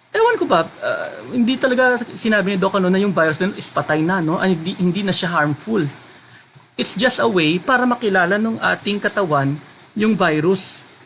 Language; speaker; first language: Filipino; non-native, local second language; Hiligaynon